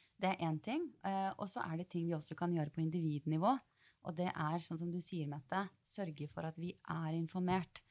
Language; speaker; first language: Norwegian; early bilingual, other home language; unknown